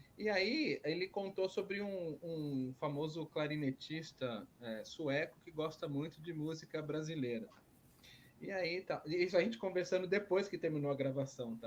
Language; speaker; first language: Portuguese; native; Portuguese